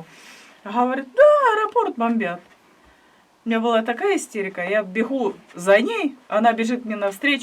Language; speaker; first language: Russian; native; Russian